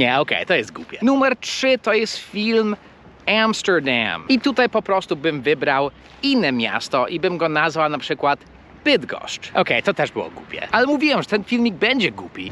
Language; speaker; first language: Polish; non-native, fluent; English